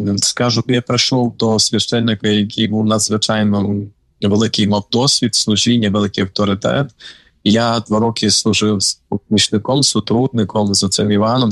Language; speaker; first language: Ukrainian; native; Ukrainian